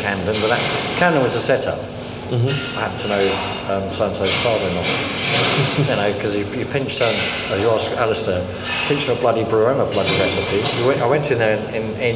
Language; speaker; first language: English; native; English